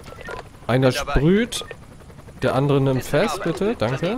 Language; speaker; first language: German; native; German